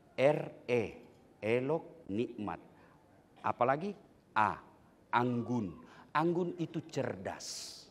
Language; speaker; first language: Indonesian; non-native, local second language; Buginese